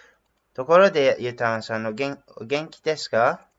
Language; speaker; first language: Japanese; non-native, learner; English